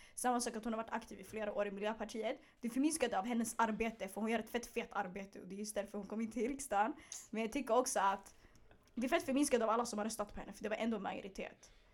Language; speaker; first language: Swedish; early bilingual, other home language; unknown